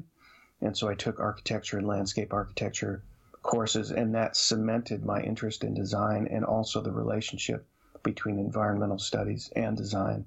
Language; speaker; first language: English; native; English